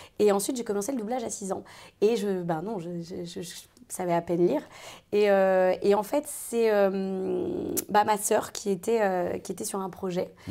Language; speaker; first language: French; native; French